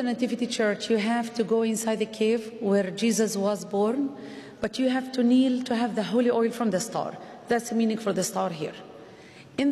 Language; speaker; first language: English; non-native, fluent; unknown